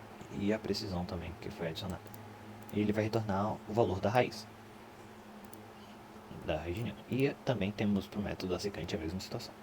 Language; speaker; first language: Portuguese; native; Portuguese